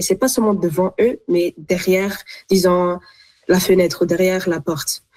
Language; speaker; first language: French; non-native, local second language; Arabic